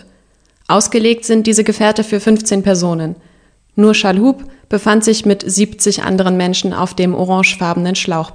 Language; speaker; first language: German; native; German